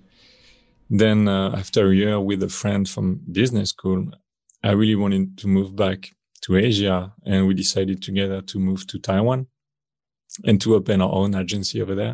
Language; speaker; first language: English; non-native, fluent; French